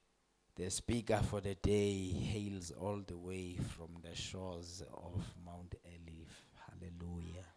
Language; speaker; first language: English; non-native, local second language; Xhosa